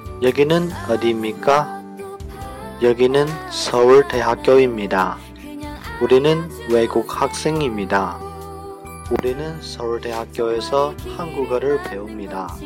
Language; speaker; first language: Korean; non-native, fluent; Chinese